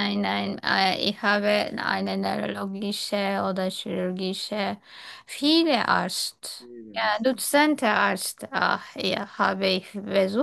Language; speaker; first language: German; non-native, fluent; Turkish